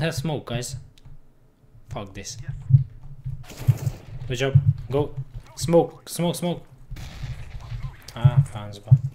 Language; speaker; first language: English; non-native, learner; Hungarian